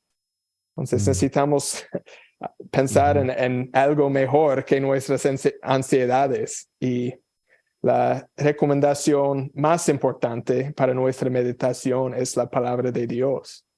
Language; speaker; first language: Spanish; non-native, fluent; English